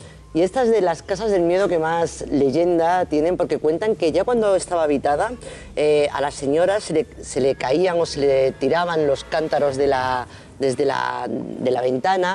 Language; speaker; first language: Spanish; native; Spanish